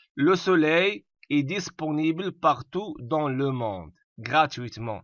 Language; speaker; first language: French; non-native, local second language; Arabic